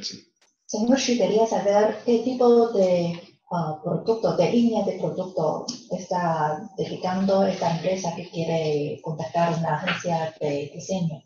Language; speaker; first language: Spanish; non-native, fluent; Chinese